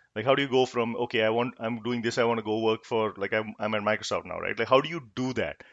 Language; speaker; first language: English; non-native, local second language; Hindi